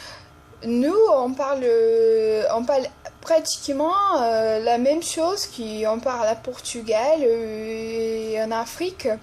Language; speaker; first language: French; non-native, fluent; Portuguese